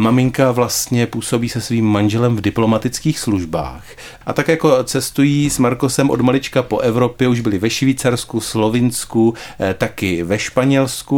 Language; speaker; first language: Czech; native; Czech